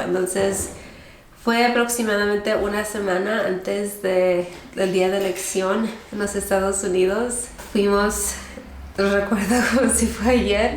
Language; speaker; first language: Spanish; early bilingual, heritage; Spanish